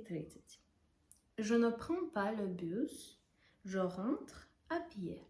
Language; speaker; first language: French; non-native, fluent; Ukrainian